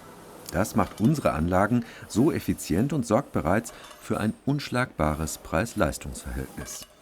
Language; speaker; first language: German; native; German